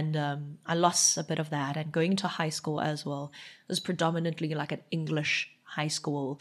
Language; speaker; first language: English; non-native, local second language; Xhosa